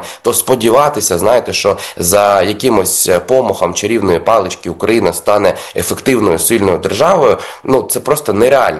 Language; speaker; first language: Ukrainian; native; Ukrainian